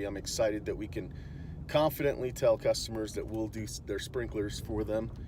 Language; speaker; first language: English; native; English